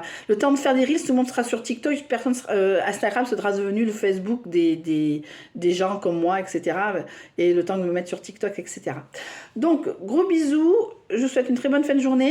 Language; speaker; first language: French; native; French